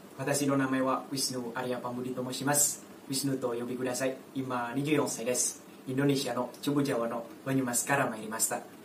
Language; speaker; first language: Japanese; non-native, learner; Javanese